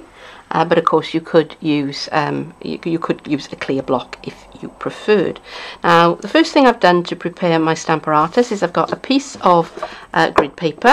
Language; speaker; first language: English; native; English